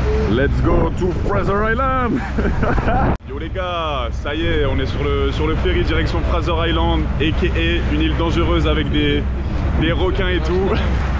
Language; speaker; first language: French; native; French